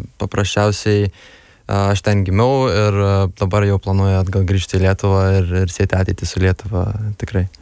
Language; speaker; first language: Lithuanian; early bilingual, heritage; Lithuanian